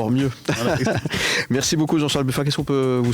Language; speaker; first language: French; native; French